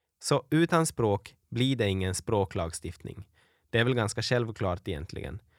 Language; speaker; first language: Swedish; native; Swedish